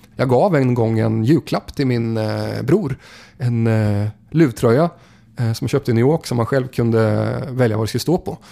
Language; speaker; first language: Swedish; native; Swedish